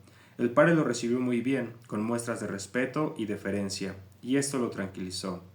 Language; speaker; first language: Spanish; native; Spanish